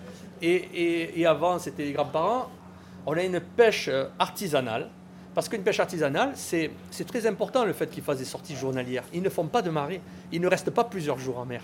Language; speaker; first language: French; native; French